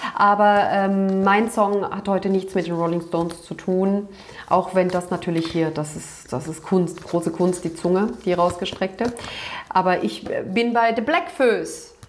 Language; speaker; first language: German; early bilingual, other home language; Turkish